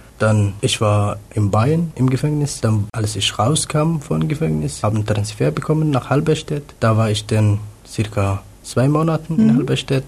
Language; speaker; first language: German; non-native, fluent; Somali